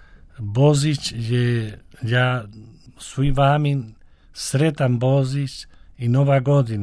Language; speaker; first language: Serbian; early bilingual, heritage; Spanish